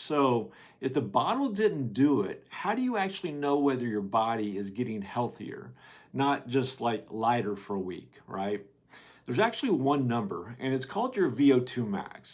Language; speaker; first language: English; native; English